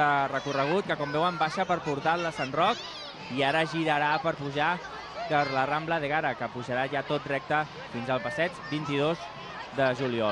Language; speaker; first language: Catalan; native; Catalan